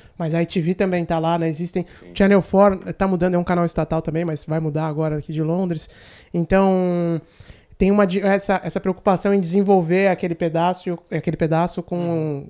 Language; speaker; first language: Portuguese; native; Portuguese